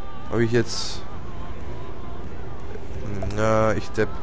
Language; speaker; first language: German; native; German